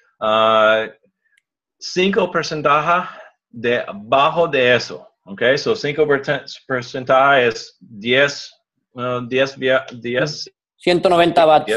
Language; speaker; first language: Spanish; non-native, learner; English